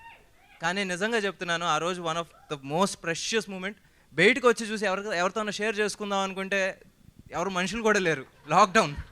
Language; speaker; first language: Telugu; native; Telugu